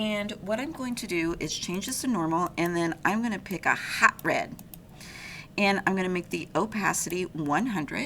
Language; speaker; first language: English; native; English